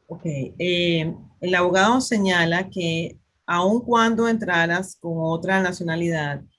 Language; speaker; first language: Spanish; native; Spanish